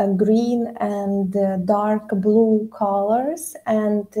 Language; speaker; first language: English; non-native, fluent; Ukrainian